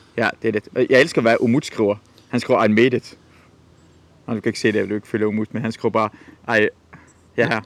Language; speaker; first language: Danish; native; Danish